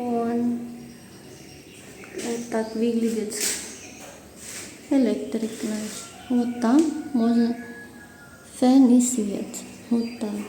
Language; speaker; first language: Russian; non-native, learner; Filipino